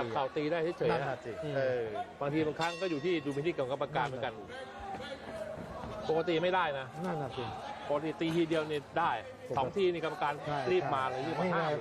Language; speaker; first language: Thai; native; Thai